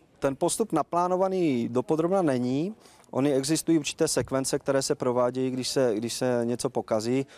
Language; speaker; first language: Czech; native; Czech